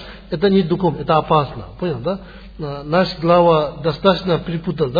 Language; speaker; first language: Russian; non-native, learner; Tibetan